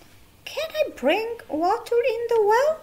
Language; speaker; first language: English; non-native, learner; Albanian